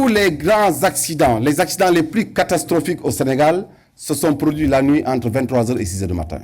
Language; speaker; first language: French; non-native, local second language; Wolof